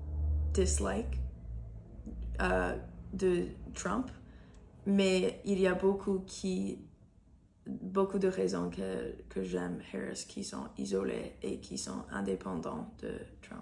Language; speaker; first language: French; non-native, learner; English